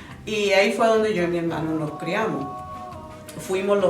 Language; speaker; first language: Spanish; early bilingual, other home language; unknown